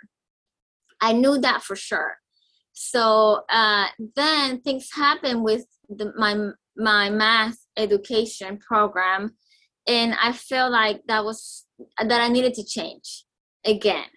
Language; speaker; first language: English; non-native, fluent; Spanish